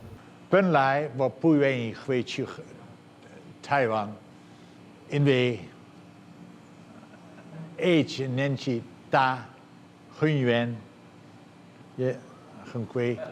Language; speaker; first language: Chinese; non-native, fluent; Dutch